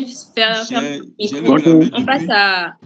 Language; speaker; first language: French; native; French